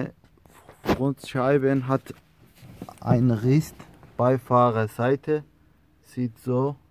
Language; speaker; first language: German; non-native, learner; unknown